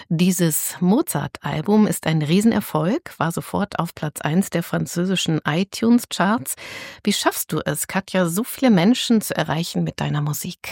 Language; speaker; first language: German; native; German